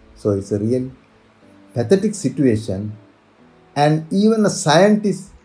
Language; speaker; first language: English; non-native, local second language; Sinhala